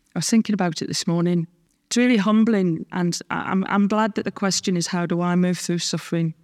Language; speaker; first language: English; native; English